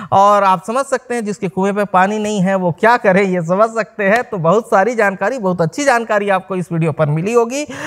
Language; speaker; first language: Hindi; native; Hindi